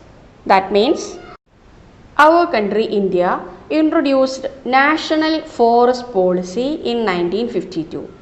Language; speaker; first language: English; non-native, local second language; Malayalam